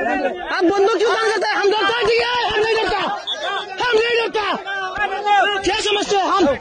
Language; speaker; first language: Hindi; non-native, learner; Bangla